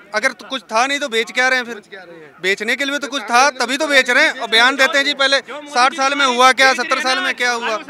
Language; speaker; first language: Hindi; native; Hindi